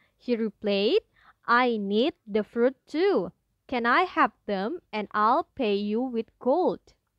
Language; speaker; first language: English; non-native, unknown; Indonesian